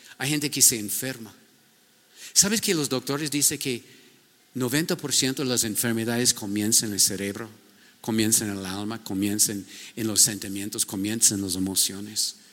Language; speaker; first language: Spanish; non-native, fluent; English